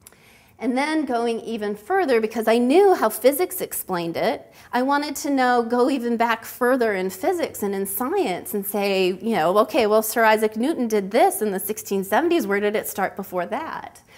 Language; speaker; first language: English; native; English